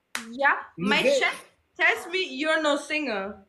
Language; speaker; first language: English; non-native, fluent; German